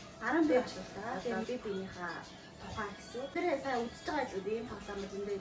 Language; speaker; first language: Mongolian; native; Mongolian